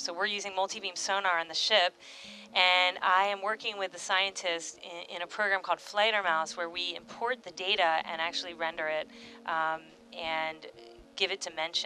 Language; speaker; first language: English; native; English